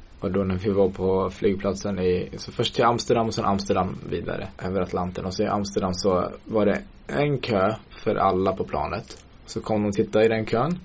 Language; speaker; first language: Swedish; early bilingual, other home language; Kurdish